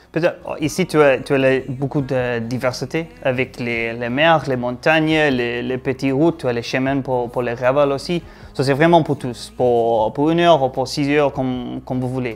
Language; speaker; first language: French; non-native, fluent; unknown